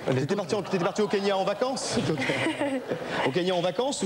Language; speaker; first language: French; native; French